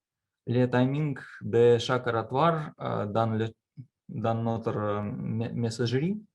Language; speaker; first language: French; non-native, learner; Russian